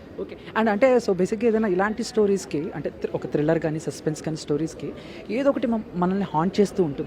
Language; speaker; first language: Telugu; native; Telugu